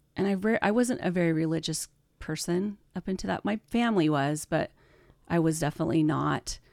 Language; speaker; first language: English; native; English